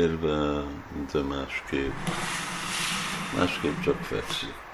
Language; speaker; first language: Hungarian; early bilingual, heritage; Hungarian